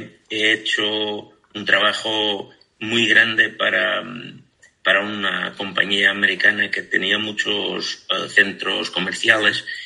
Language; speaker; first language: Spanish; non-native, fluent; Portuguese